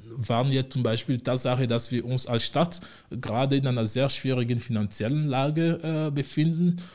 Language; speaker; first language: German; non-native, fluent; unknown